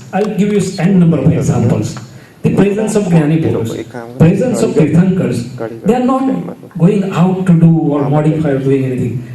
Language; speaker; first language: English; non-native, local second language; Gujarati